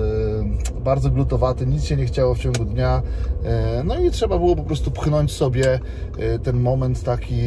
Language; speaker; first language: Polish; native; Polish